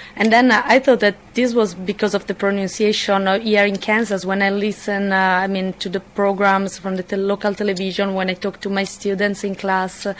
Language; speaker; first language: English; non-native, fluent; Italian